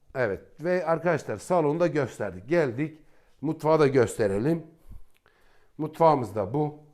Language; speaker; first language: Turkish; native; Turkish